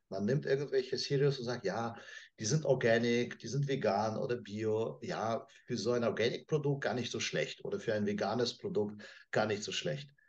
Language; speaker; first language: German; non-native, fluent; Russian